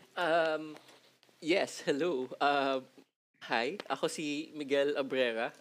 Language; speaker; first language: Filipino; native; Filipino